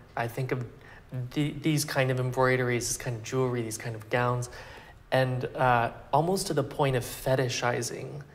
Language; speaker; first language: English; native; English